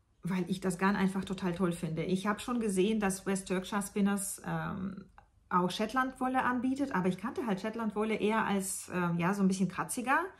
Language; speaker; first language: German; non-native, fluent; Russian